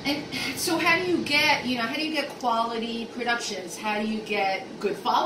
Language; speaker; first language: English; native; English